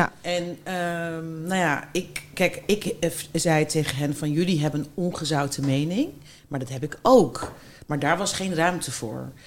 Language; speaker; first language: Dutch; early bilingual, other home language; Turkish